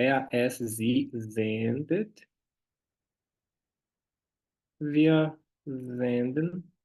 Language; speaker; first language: German; non-native, fluent; Portuguese